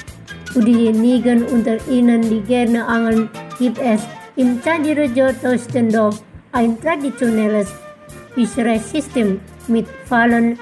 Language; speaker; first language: German; non-native, fluent; Indonesian